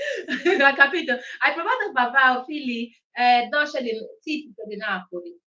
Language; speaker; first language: Italian; non-native, learner; Igbo